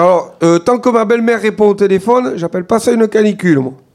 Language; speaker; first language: French; native; French